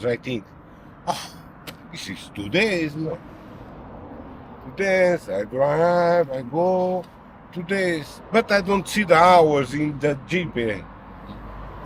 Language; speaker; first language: English; non-native, learner; Portuguese